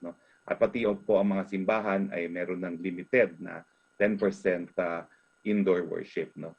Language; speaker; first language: Filipino; native; Filipino